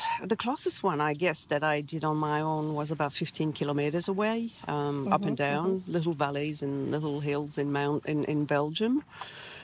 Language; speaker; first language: English; non-native, fluent; French